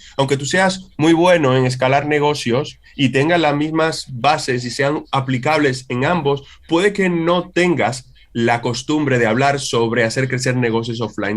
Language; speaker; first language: Spanish; native; Spanish